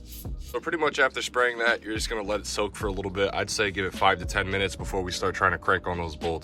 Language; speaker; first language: English; native; English